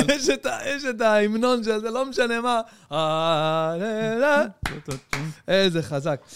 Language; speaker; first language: Hebrew; early bilingual, heritage; Dutch